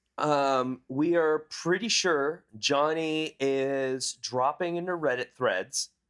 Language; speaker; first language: English; native; English